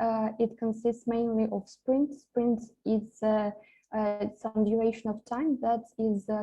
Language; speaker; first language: English; non-native, fluent; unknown